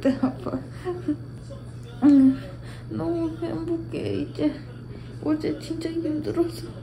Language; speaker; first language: Korean; non-native, learner; Ukrainian